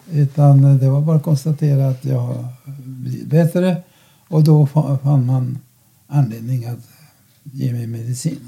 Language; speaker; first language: Swedish; non-native, fluent; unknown